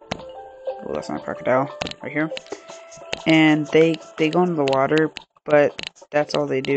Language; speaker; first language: English; native; English